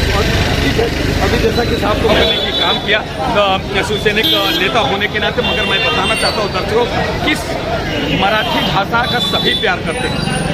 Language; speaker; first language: Hindi; non-native, local second language; Marathi